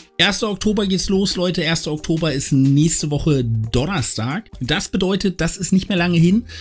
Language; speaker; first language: German; native; German